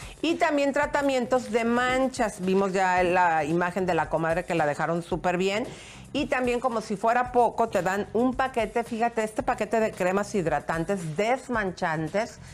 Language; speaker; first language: Spanish; native; Spanish